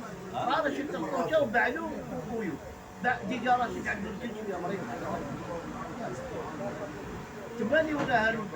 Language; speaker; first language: Arabic; native; Arabic